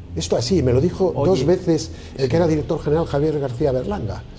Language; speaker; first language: Spanish; native; Spanish